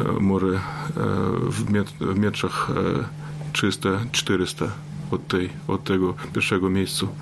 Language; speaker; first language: Polish; non-native, learner; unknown